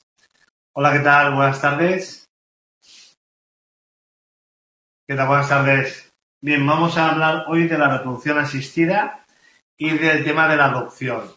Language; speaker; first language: Spanish; native; Spanish